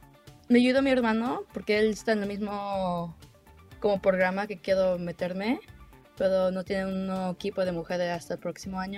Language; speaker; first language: Spanish; early bilingual, heritage; Spanish